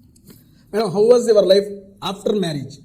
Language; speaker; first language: Telugu; native; Telugu